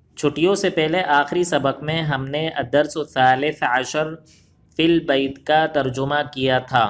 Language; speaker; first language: Urdu; native; Urdu